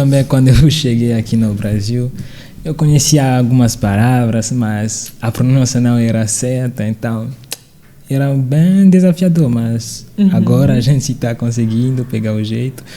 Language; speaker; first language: Portuguese; non-native, fluent; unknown